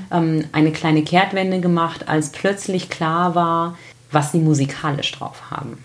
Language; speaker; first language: German; native; German